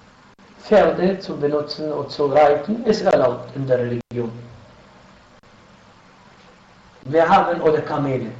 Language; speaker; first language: German; non-native, fluent; Arabic